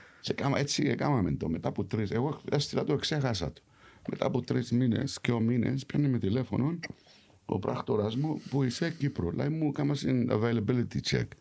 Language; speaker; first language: Greek; early bilingual, heritage; Greek